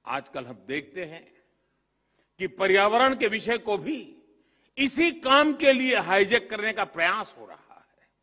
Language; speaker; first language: Hindi; non-native, local second language; Gujarati